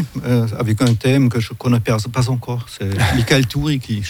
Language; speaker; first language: French; non-native, fluent; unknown